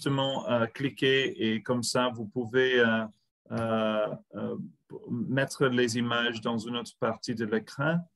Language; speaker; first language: French; non-native, fluent; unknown